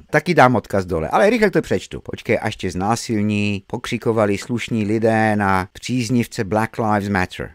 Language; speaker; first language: Czech; non-native, fluent; English